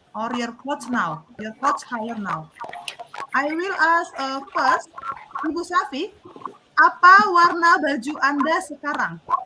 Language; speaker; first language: English; non-native, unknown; Indonesian